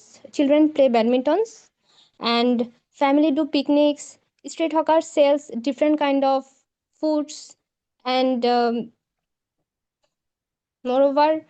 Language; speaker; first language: English; non-native, fluent; Bangla